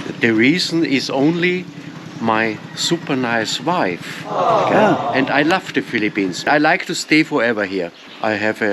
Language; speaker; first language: English; non-native, learner; German